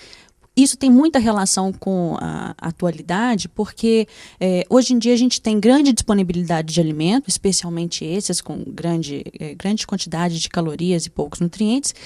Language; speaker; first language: Portuguese; native; Portuguese